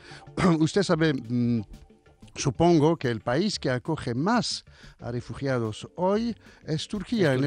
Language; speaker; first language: Spanish; non-native, fluent; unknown